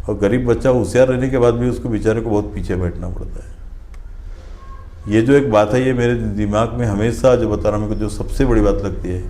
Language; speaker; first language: Hindi; non-native, local second language; Marathi